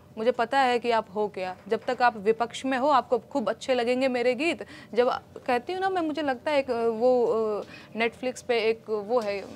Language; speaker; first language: Hindi; non-native, local second language; Bhojpuri